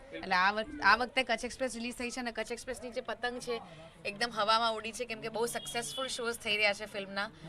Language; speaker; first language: Gujarati; native; Gujarati